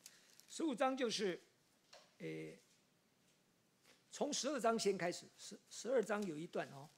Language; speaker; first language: Chinese; native; Chinese